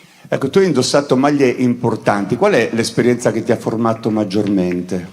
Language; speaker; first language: Italian; native; Italian